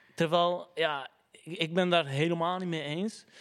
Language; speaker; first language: Dutch; early bilingual, other home language; Arabic